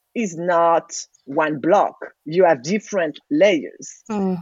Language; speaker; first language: English; non-native, fluent; French